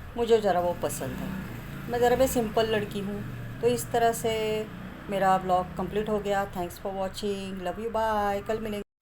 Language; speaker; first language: Hindi; non-native, local second language; Marathi